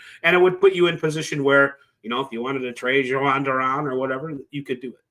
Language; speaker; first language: English; native; English